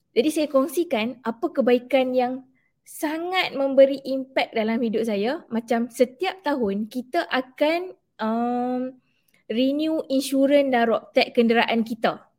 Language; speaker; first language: Malay; native; Malay